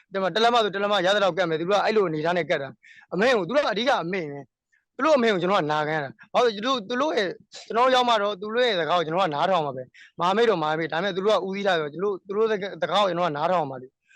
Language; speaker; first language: Burmese; native; Burmese